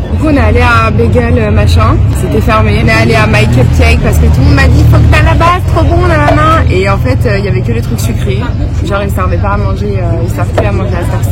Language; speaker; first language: French; native; French